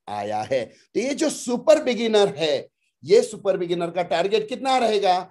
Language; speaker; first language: Hindi; non-native, local second language; Marathi